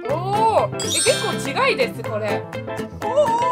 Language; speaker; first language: Japanese; non-native, learner; Chinese